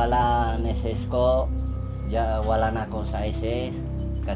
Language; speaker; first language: Filipino; non-native, learner; Spanish